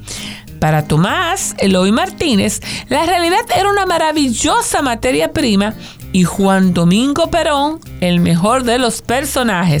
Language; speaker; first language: Spanish; native; Spanish